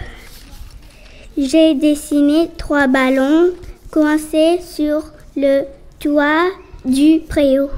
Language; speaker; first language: French; early bilingual, other home language; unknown